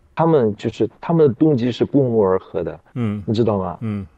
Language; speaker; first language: Chinese; native; Chinese